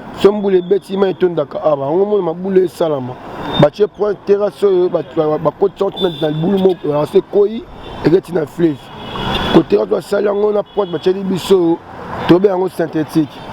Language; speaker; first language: Lingala; native; Lingala